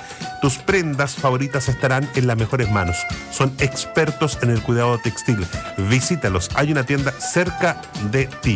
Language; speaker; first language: Spanish; native; Spanish